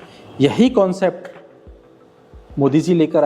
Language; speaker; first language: Hindi; native; Hindi